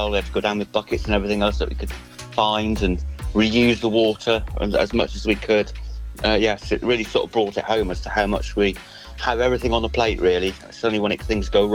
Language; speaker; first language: English; native; English